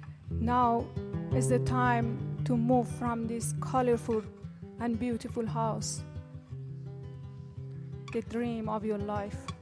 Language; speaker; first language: English; non-native, fluent; Persian